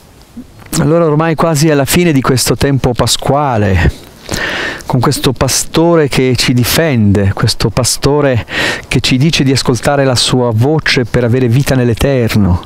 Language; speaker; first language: Italian; native; Italian